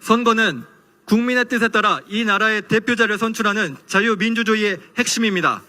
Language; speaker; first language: Korean; native; Korean